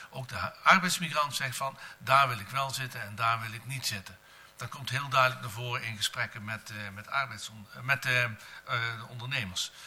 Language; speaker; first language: Dutch; native; Dutch